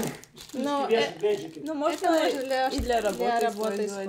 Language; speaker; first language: Russian; early bilingual, heritage; Russian